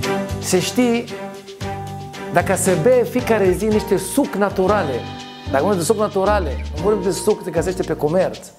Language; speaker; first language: Romanian; non-native, learner; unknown